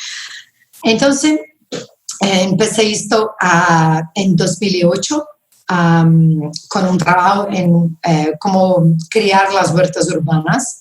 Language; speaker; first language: Spanish; non-native, fluent; Portuguese